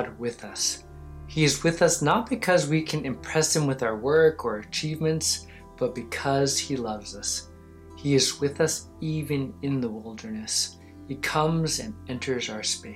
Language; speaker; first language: English; native; English